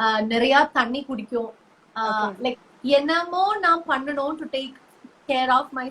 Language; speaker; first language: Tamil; non-native, learner; Malayalam